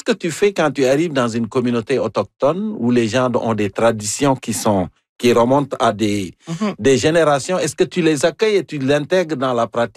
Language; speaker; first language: French; native; French